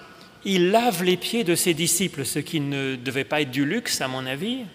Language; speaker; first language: French; native; French